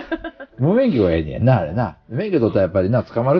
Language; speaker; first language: Japanese; native; Japanese